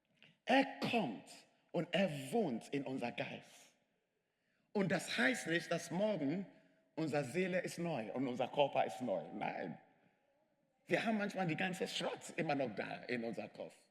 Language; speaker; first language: German; non-native, fluent; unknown